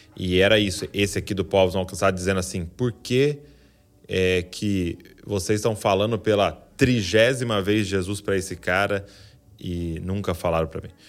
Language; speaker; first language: Portuguese; native; Portuguese